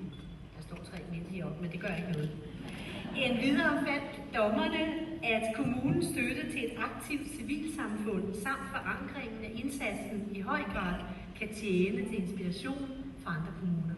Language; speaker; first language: Danish; native; Danish